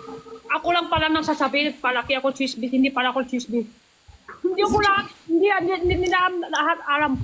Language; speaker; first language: Filipino; non-native, learner; Chinese